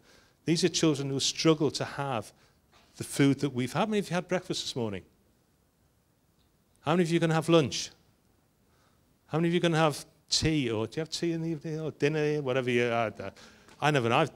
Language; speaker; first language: English; native; English